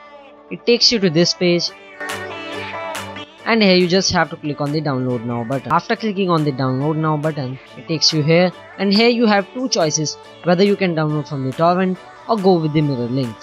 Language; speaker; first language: English; non-native, local second language; Hindi